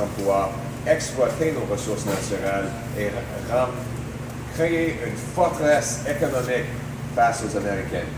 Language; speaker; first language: French; non-native, local second language; English